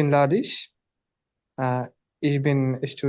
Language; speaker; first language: German; non-native, learner; Bangla